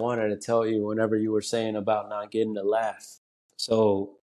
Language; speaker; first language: English; early bilingual, other home language; Spanish